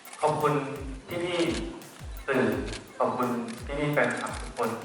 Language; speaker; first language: Thai; native; Thai